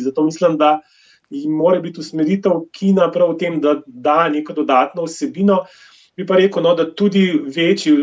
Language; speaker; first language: Slovenian; native; Slovenian